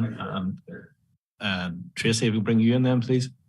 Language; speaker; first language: English; native; English